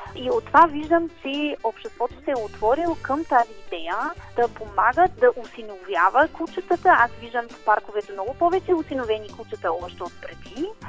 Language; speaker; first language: Bulgarian; non-native, fluent; German